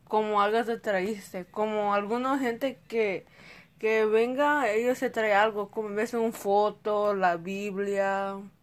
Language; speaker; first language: Spanish; early bilingual, heritage; Spanish